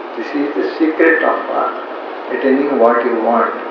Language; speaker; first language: English; non-native, local second language; Hindi